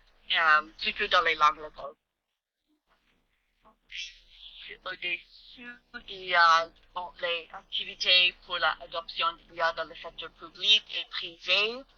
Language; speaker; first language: French; non-native, learner; English